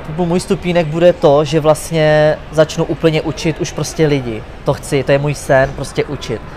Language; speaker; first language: Czech; native; Czech